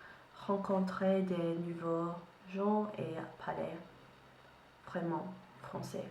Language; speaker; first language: French; non-native, learner; English